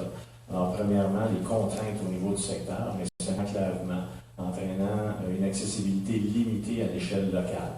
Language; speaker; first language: French; native; French